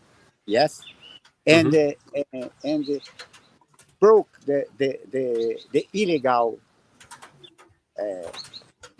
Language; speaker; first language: English; non-native, learner; Portuguese